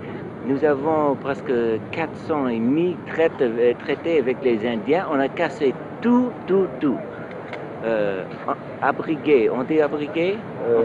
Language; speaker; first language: French; non-native, fluent; English